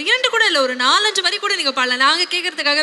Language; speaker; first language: Tamil; native; Tamil